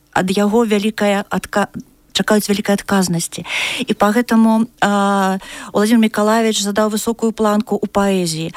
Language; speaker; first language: Belarusian; native; Belarusian